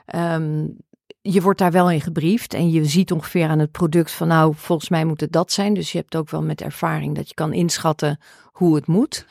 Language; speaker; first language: Dutch; early bilingual, heritage; Dutch